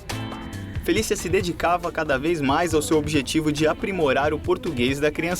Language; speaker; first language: Portuguese; native; Portuguese